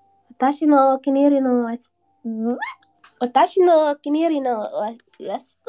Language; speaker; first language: Japanese; non-native, learner; English